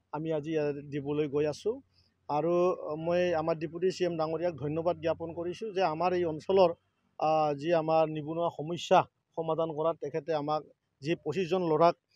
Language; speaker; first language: Assamese; non-native, local second language; Bodo